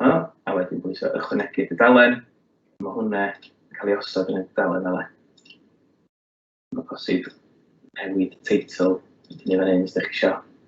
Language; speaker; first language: Welsh; native; Welsh